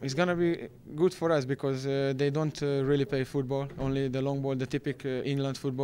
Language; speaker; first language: English; non-native, learner; Hungarian